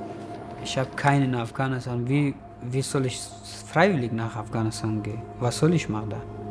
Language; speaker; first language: German; non-native, learner; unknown